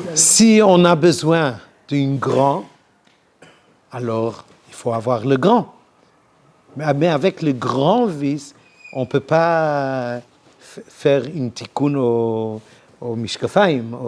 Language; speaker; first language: French; non-native, learner; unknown